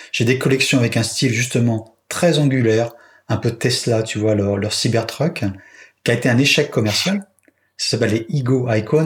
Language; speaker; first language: French; native; French